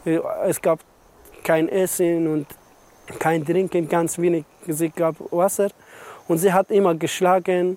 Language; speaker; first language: German; non-native, learner; Persian